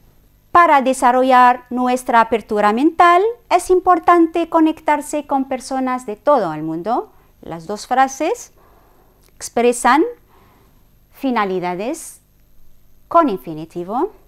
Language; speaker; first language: Spanish; non-native, fluent; Arabic